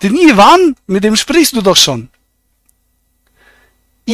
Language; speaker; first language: German; native; German